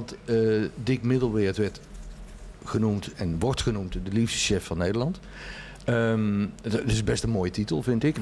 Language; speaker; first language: Dutch; native; Dutch